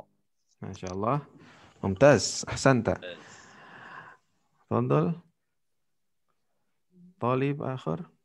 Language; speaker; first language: Arabic; non-native, fluent; Indonesian